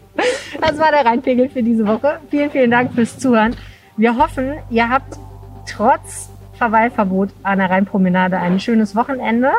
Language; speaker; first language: German; native; German